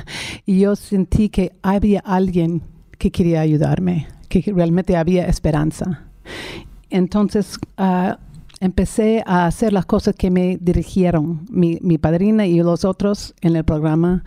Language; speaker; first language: Spanish; non-native, fluent; English